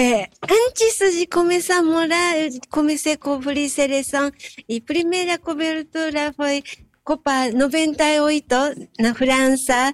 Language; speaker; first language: Portuguese; non-native, fluent; Japanese